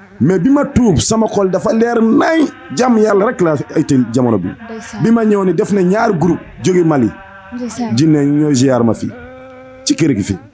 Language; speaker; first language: Wolof; non-native, fluent; Bambara